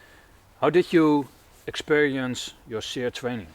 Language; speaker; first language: English; non-native, fluent; Dutch